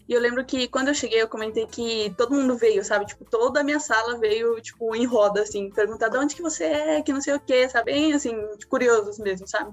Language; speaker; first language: Portuguese; early bilingual, other home language; Spanish